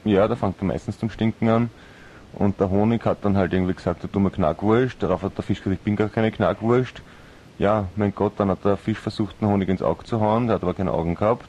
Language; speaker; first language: German; native; German